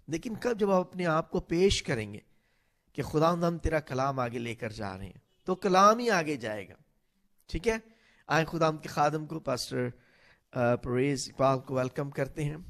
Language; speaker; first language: Urdu; non-native, local second language; Punjabi